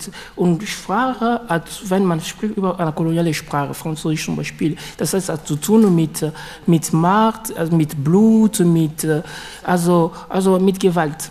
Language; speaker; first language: German; non-native, learner; French